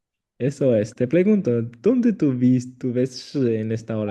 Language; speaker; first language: Spanish; non-native, fluent; Chinese